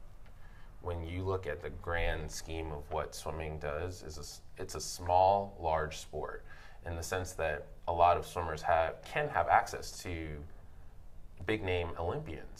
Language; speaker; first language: English; native; English